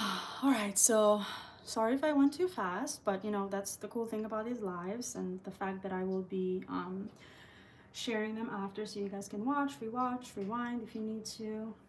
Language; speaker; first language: English; early bilingual, other home language; Albanian